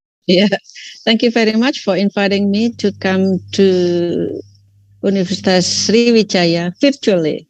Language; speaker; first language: English; non-native, fluent; Indonesian